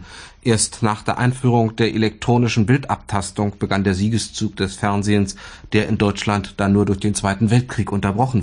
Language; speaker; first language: German; native; German